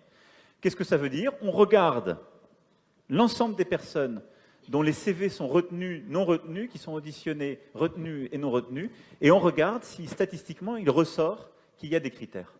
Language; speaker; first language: French; native; French